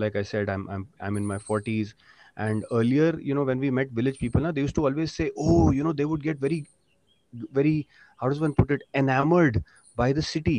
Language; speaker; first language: English; non-native, local second language; Punjabi